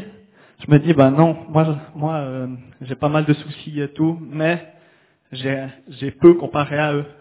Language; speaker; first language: French; native; French